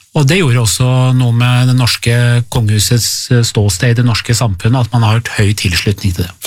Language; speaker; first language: Norwegian; early bilingual, other home language; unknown